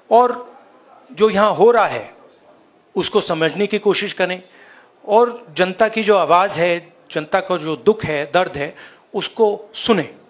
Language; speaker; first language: Hindi; native; Hindi